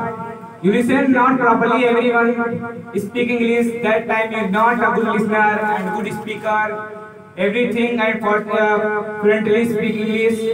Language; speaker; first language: English; non-native, learner; Hindi